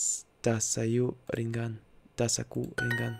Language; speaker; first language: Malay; non-native, learner; Russian